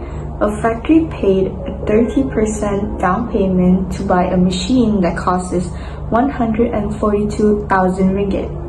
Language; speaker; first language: English; non-native, local second language; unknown